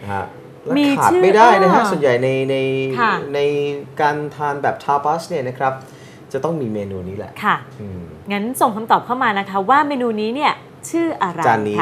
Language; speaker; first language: Thai; native; Thai